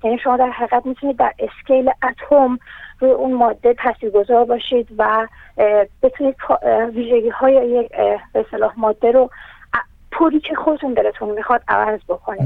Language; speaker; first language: Persian; native; Persian